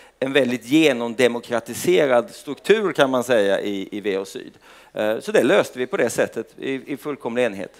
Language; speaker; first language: Swedish; native; Swedish